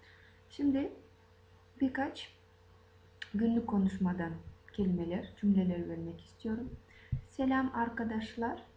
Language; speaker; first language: Turkish; non-native, fluent; Kazakh